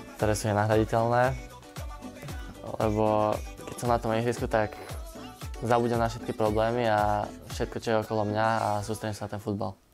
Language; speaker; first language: Slovak; native; Slovak